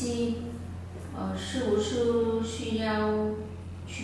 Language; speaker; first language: Chinese; non-native, fluent; Vietnamese